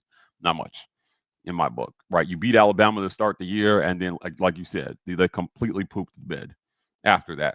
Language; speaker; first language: English; native; English